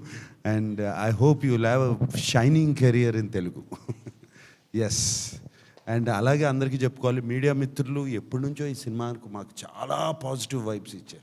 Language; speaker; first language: Telugu; native; Telugu